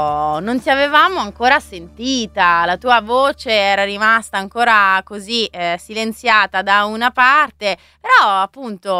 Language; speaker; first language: Italian; native; Italian